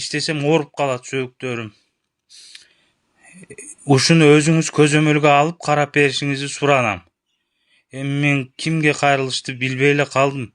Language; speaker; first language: Kyrgyz; native; Kyrgyz